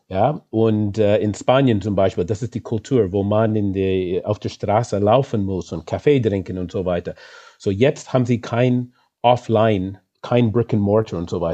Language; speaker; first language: German; non-native, fluent; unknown